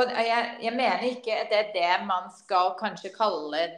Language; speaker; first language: Norwegian; non-native, fluent; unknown